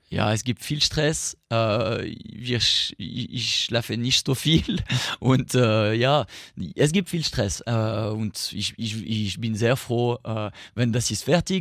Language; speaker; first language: German; non-native, local second language; French